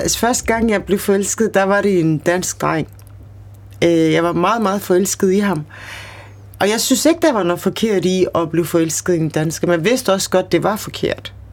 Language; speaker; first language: Danish; early bilingual, other home language; Kurdish